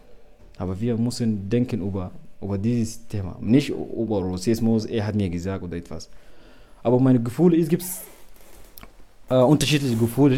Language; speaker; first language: German; non-native, learner; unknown